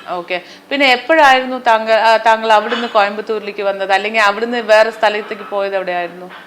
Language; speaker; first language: Malayalam; native; Malayalam